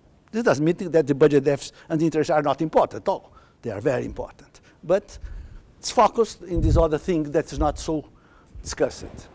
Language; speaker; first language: English; non-native, fluent; Portuguese